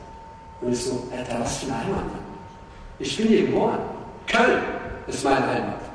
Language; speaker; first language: German; early bilingual, other home language; Turkish